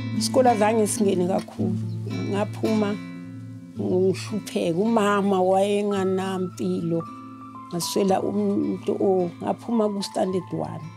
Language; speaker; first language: Zulu; native; Zulu